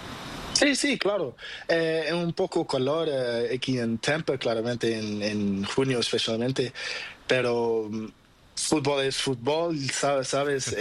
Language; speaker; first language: Spanish; non-native, learner; Portuguese